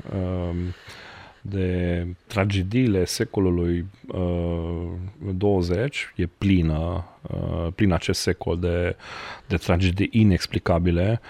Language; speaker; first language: Romanian; non-native, local second language; Hungarian